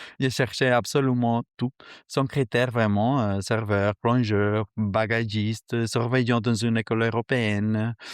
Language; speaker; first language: French; non-native, fluent; Spanish